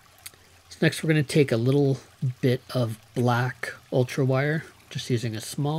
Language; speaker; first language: English; native; English